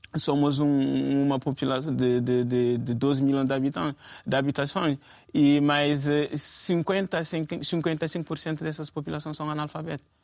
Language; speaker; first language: Portuguese; non-native, fluent; Fula